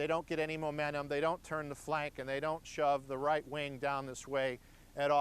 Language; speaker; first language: English; native; English